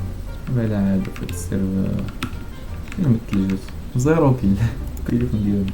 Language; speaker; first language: Arabic; native; Arabic